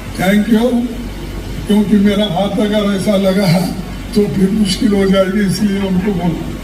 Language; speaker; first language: Hindi; non-native, local second language; Kannada